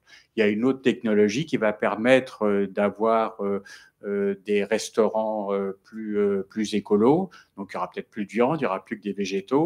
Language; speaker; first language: French; native; French